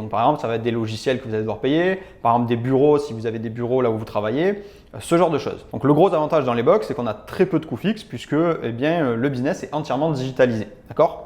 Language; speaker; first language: French; native; French